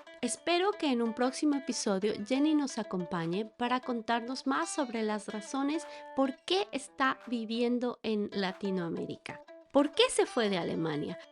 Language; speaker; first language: Spanish; native; Spanish